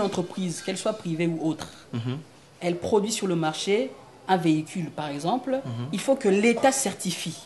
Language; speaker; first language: French; non-native, local second language; Lingala